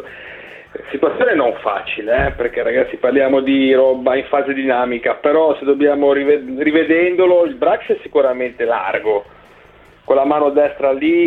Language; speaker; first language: Italian; native; Italian